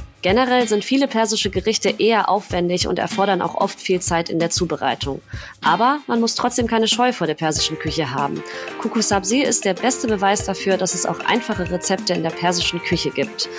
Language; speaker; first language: German; early bilingual, other home language; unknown